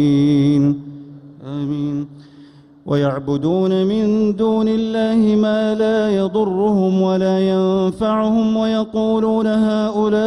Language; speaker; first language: Arabic; native; Arabic